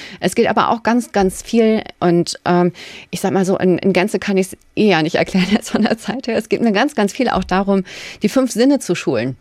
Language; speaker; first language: German; native; German